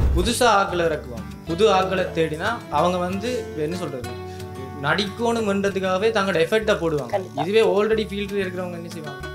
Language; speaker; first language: Tamil; native; Tamil